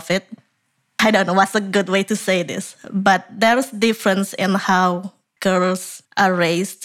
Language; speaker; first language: English; non-native, fluent; Indonesian